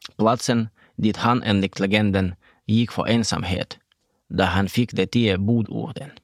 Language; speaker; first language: Swedish; non-native, fluent; Russian